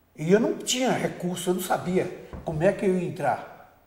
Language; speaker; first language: Portuguese; native; Portuguese